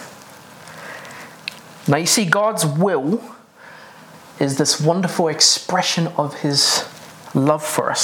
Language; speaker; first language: English; native; English